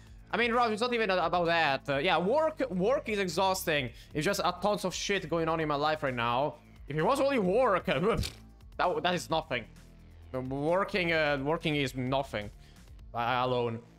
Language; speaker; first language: English; non-native, fluent; Italian